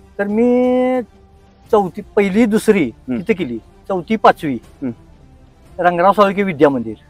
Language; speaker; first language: Marathi; native; Marathi